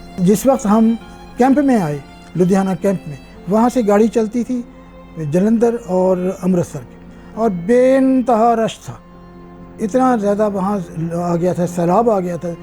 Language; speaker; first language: Urdu; non-native, local second language; Punjabi